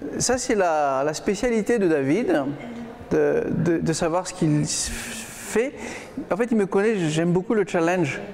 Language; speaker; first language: French; non-native, local second language; Malagasy